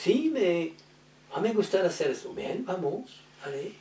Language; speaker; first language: Spanish; non-native, learner; French